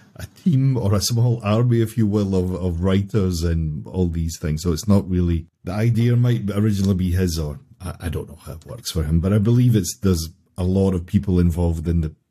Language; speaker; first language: English; native; English